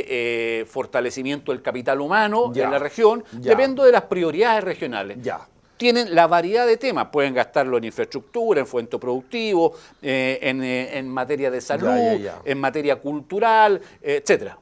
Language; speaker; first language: Spanish; native; Spanish